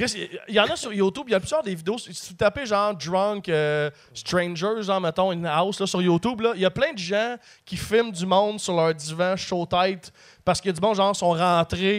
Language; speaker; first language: French; native; French